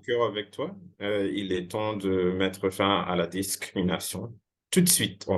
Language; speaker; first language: French; non-native, fluent; English